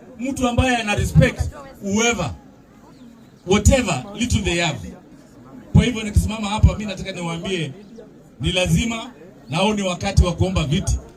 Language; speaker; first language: Swahili; non-native, local second language; Kamba